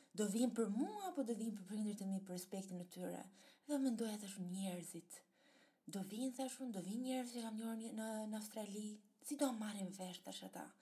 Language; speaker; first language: Albanian; early bilingual, heritage; Albanian